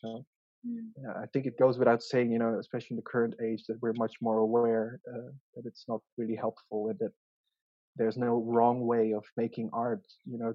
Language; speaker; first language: English; non-native, local second language; Dutch